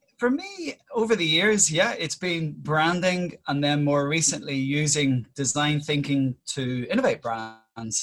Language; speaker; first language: English; native; English